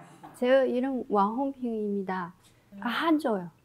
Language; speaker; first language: Korean; non-native, learner; Chinese